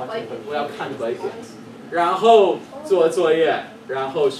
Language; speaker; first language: Chinese; non-native, fluent; English